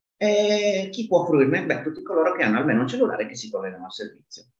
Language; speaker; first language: Italian; native; Italian